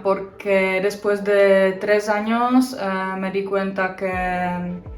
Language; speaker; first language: Spanish; non-native, fluent; Czech